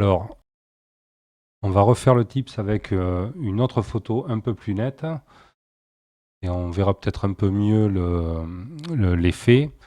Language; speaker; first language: French; native; French